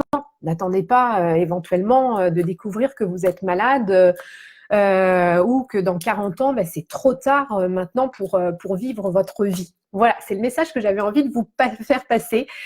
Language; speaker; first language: French; native; French